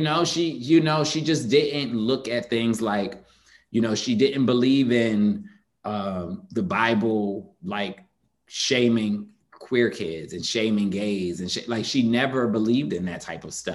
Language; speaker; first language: English; native; English